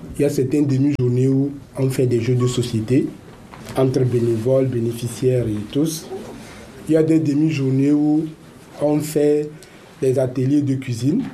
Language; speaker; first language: French; native; French